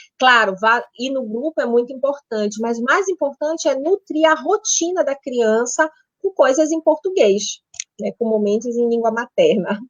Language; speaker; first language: Portuguese; native; Portuguese